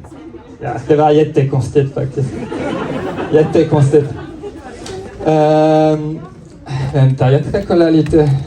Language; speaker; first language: Swedish; non-native, learner; French